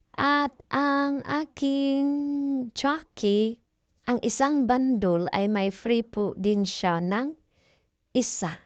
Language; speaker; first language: Filipino; non-native, local second language; Cebuano